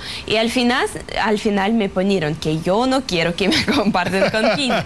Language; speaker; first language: Spanish; non-native, fluent; Russian